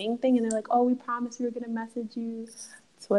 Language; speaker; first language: English; native; English